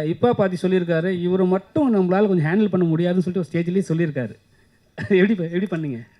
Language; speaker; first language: Tamil; native; Tamil